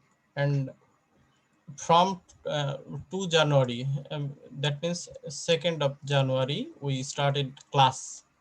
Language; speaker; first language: English; non-native, fluent; Bangla